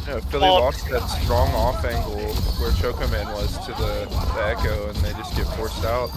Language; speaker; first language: English; native; English